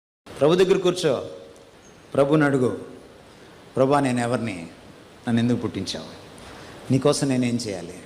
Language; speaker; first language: Telugu; native; Telugu